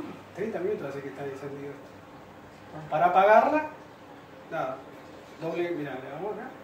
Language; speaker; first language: Spanish; native; Spanish